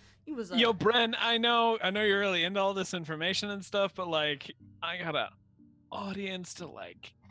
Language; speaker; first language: English; native; English